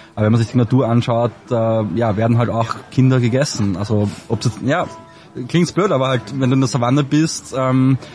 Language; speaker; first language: German; native; German